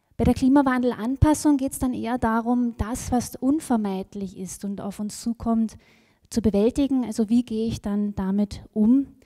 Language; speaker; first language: German; native; German